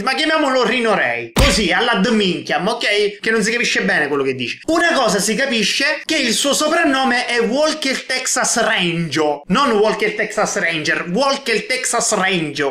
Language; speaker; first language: Italian; native; Italian